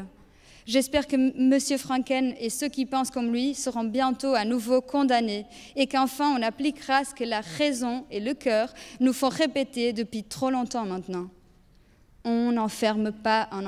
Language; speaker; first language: French; native; French